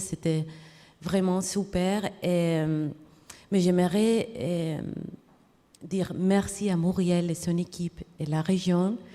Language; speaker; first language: French; non-native, fluent; Spanish